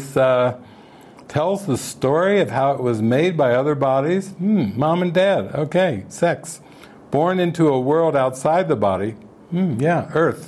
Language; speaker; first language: English; native; English